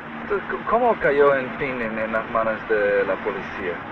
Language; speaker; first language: Spanish; non-native, fluent; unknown